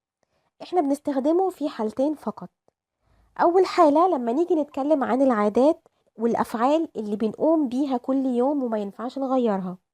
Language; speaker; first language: Arabic; native; Arabic